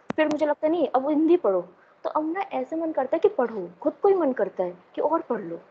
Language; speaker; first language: Hindi; native; Hindi